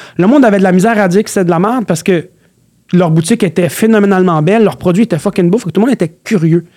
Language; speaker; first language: French; early bilingual, other home language; Arabic